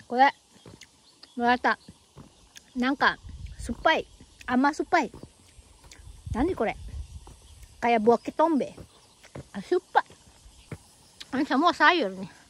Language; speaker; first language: Japanese; non-native, fluent; Indonesian